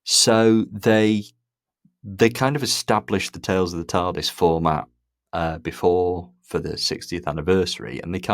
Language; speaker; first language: English; native; English